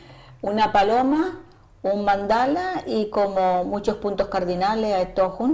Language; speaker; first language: Spanish; native; Spanish